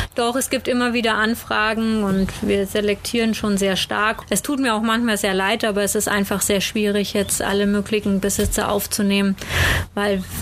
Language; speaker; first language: German; native; German